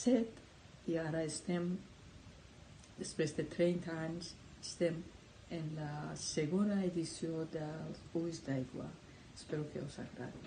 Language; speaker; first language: Catalan; non-native, fluent; Persian